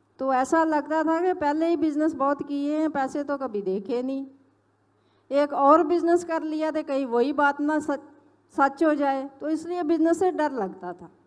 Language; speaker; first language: Hindi; non-native, local second language; Punjabi